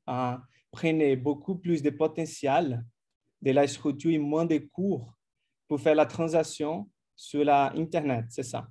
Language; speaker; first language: French; non-native, fluent; Portuguese